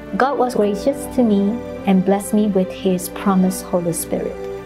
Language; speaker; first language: English; non-native, local second language; Chinese